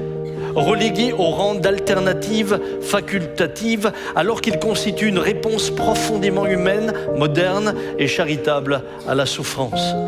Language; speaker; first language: French; native; French